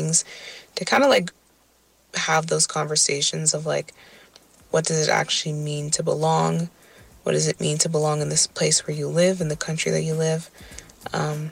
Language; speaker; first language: English; native; English